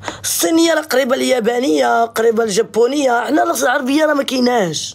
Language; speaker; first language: Arabic; native; Arabic